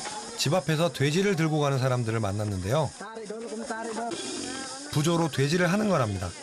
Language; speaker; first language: Korean; native; Korean